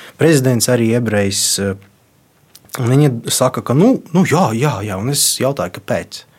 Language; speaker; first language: Latvian; non-native, local second language; Russian